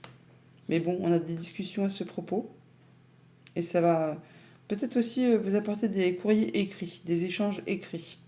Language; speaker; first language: French; native; French